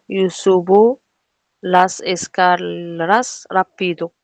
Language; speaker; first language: Spanish; non-native, learner; Arabic